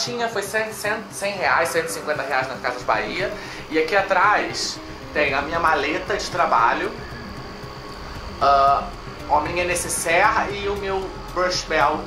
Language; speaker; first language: Portuguese; native; Portuguese